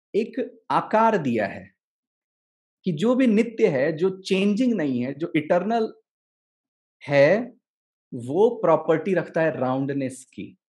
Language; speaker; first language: Hindi; native; Hindi